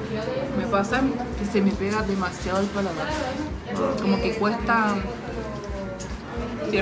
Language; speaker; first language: Spanish; native; Spanish